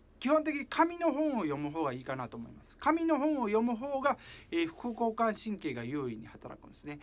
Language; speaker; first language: Japanese; native; Japanese